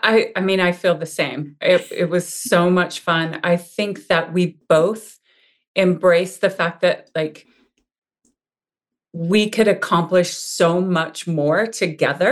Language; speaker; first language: English; native; English